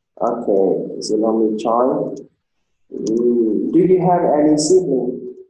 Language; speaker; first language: English; non-native, learner; Vietnamese